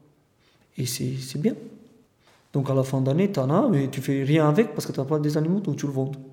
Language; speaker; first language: French; non-native, fluent; Romanian